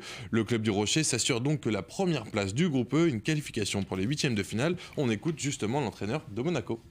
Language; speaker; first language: French; native; French